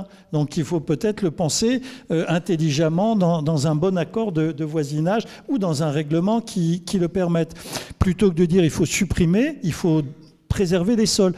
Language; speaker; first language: French; native; French